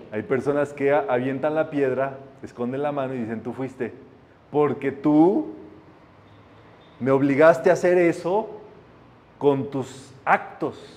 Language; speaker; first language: Spanish; native; Spanish